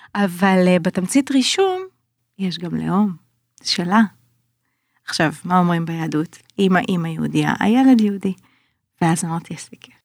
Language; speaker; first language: Hebrew; early bilingual, other home language; Russian